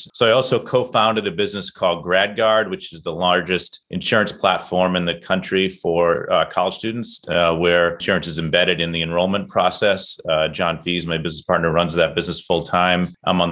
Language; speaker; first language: English; native; English